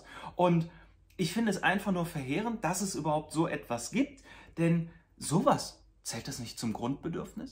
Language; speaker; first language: German; native; German